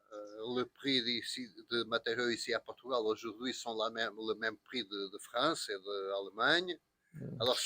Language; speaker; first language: French; non-native, learner; Portuguese